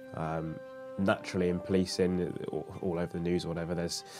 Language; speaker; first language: English; native; English